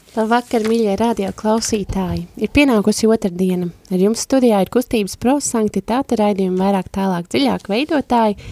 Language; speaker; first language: Latvian; native; Latvian